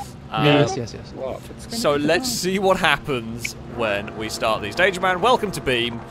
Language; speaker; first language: English; native; English